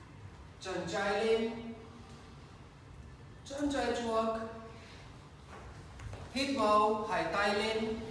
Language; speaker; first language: Vietnamese; non-native, learner; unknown